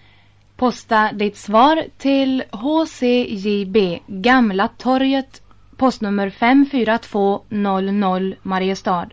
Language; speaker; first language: Swedish; native; Swedish